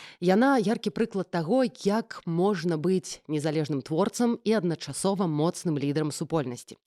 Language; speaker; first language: Belarusian; non-native, local second language; Russian